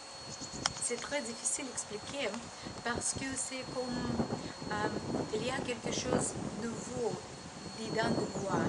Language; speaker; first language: French; non-native, learner; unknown